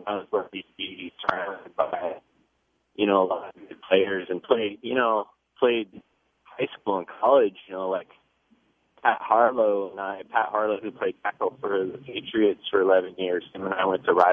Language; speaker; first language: English; native; English